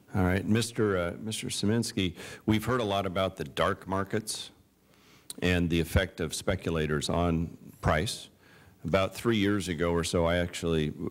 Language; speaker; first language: English; native; English